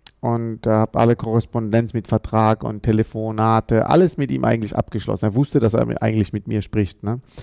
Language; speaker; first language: German; early bilingual, other home language; Amharic